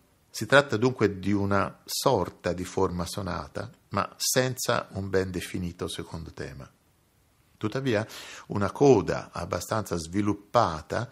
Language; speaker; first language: Italian; native; Italian